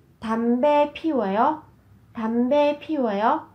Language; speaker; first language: Korean; non-native, fluent; Vietnamese